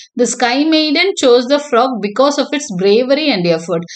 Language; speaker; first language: English; non-native, local second language; Tamil